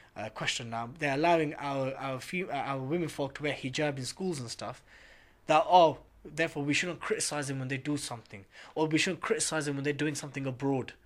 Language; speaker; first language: English; native; English